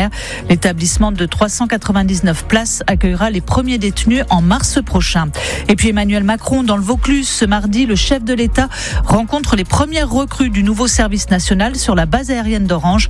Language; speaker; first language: French; native; French